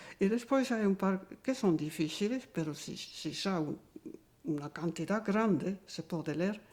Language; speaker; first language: Galician; non-native, fluent; German